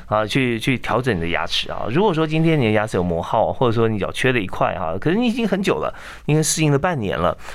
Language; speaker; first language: Chinese; native; Chinese